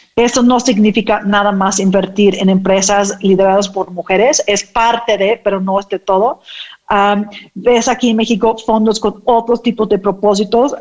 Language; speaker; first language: Spanish; non-native, fluent; English